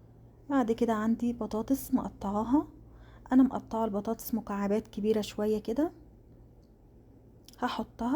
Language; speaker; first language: Arabic; native; Arabic